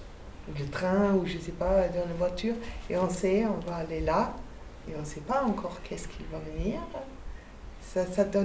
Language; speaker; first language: French; non-native, fluent; German